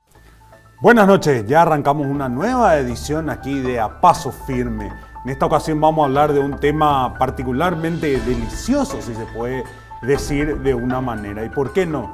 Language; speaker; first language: Spanish; native; Spanish